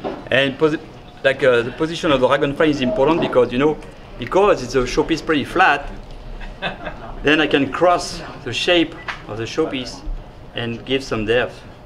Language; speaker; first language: English; non-native, fluent; French